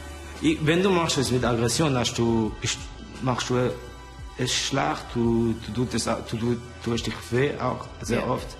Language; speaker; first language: German; non-native, fluent; Estonian